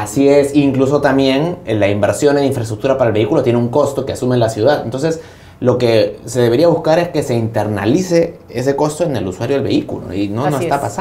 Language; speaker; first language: Spanish; native; Spanish